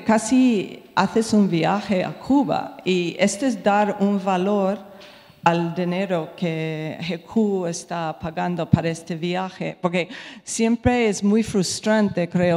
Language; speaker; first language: Spanish; non-native, fluent; English